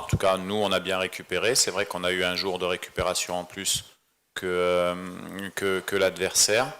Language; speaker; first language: French; native; French